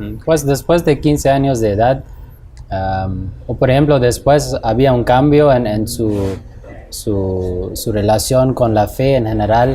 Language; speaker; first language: Spanish; non-native, fluent; English